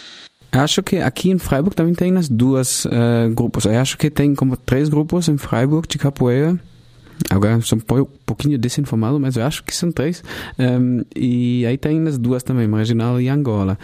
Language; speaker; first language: Portuguese; non-native, fluent; German